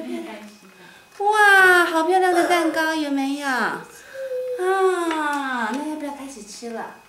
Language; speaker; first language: Chinese; native; Chinese